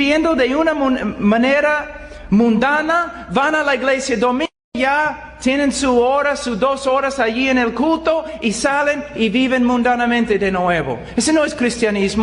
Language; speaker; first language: Spanish; non-native, fluent; English